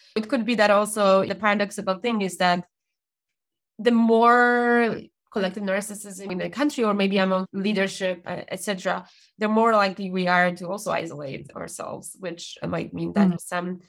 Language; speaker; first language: English; non-native, fluent; Polish